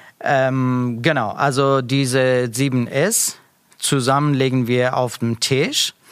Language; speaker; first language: German; non-native, learner; Persian